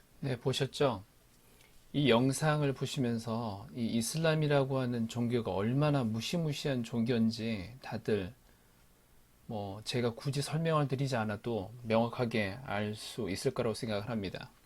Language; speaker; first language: Korean; native; Korean